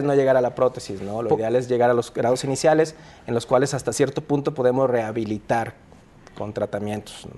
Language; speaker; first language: Spanish; native; Spanish